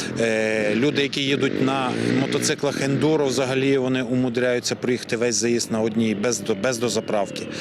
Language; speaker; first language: Ukrainian; native; Ukrainian